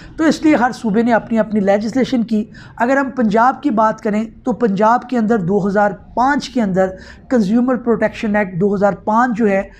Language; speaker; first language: Urdu; non-native, local second language; Punjabi